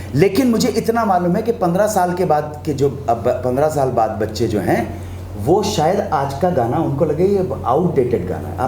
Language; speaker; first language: Hindi; native; Hindi